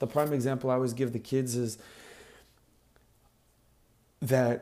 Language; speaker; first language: English; native; English